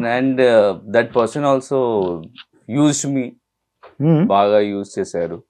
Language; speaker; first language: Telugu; non-native, learner; Hindi